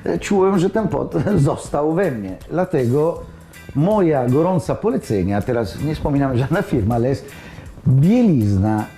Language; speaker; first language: Polish; non-native, learner; Italian